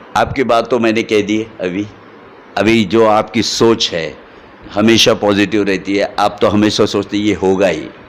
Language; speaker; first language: Hindi; non-native, local second language; Marathi